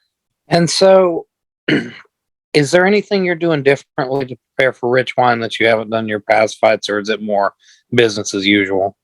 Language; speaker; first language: English; native; English